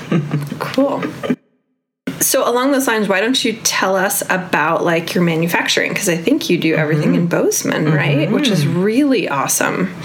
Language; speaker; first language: English; native; English